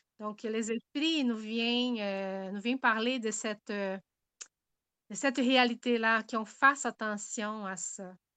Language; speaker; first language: French; non-native, fluent; Portuguese